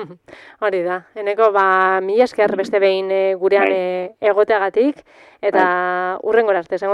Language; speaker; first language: Basque; native; Basque